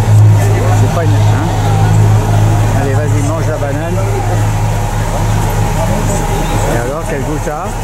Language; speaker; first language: French; native; French